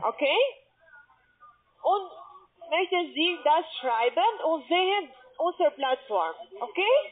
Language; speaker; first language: German; non-native, learner; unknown